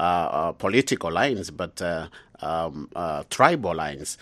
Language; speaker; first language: English; non-native, local second language; Swahili